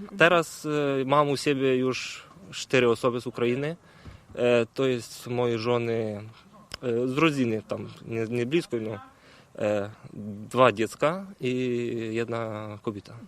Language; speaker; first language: Polish; non-native, learner; Ukrainian